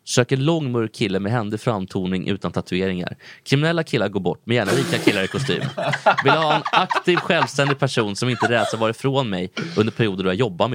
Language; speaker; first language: Swedish; native; Swedish